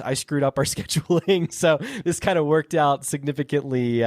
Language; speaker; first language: English; native; English